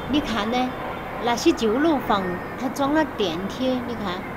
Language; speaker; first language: Chinese; native; Chinese